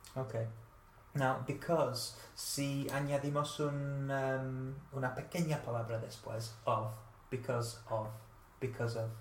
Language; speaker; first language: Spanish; non-native, fluent; English